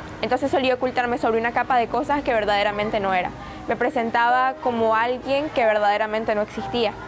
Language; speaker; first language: Spanish; native; Spanish